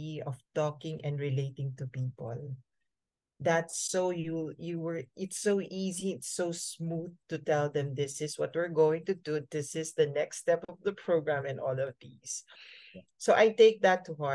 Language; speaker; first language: English; non-native, local second language; Filipino